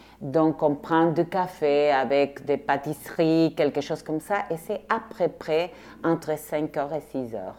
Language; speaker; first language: French; non-native, fluent; Spanish